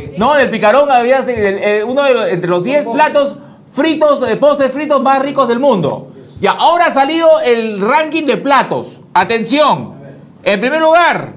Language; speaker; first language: Spanish; native; Spanish